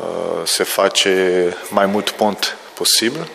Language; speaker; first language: Romanian; non-native, learner; Portuguese